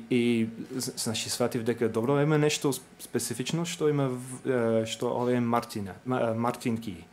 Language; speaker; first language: Macedonian; non-native, fluent; English